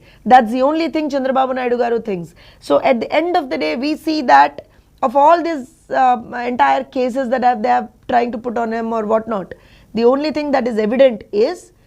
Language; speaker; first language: English; non-native, local second language; Telugu